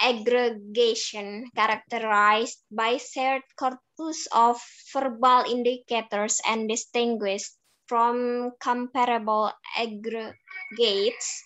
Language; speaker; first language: English; non-native, learner; Indonesian